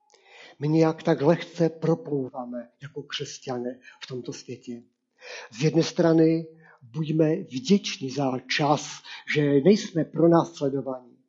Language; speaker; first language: Czech; non-native, local second language; Polish